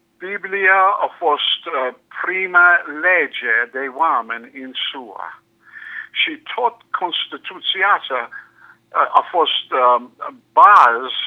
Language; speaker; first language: Romanian; non-native, learner; English